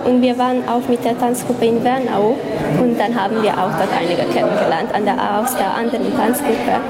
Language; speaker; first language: German; non-native, learner; Hungarian